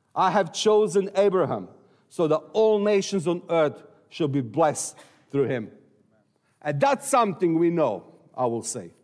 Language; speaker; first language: English; non-native, fluent; Serbian